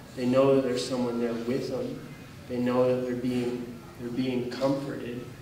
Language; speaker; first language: English; native; English